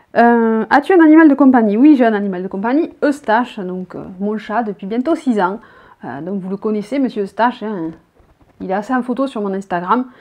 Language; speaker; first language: French; native; French